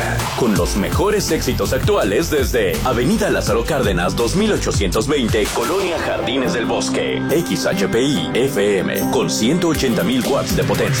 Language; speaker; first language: Spanish; native; Spanish